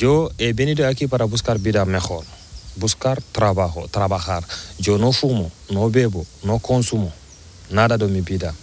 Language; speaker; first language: Spanish; non-native, learner; Fula